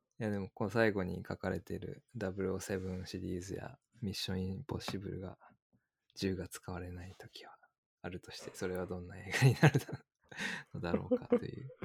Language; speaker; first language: Japanese; native; Japanese